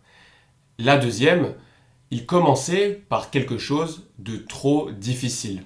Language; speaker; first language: French; native; French